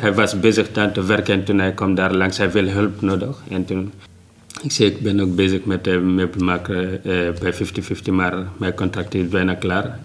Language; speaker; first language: Dutch; non-native, learner; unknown